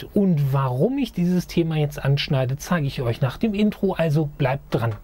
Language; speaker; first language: German; native; German